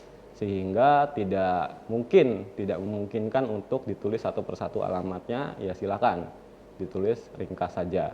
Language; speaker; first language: Indonesian; native; Indonesian